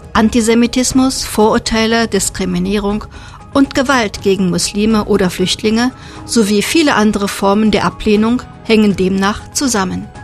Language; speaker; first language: German; native; German